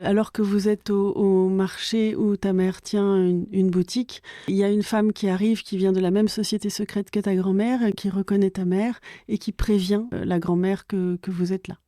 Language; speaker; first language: French; native; French